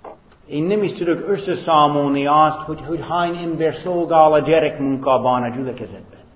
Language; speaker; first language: Hungarian; non-native, fluent; English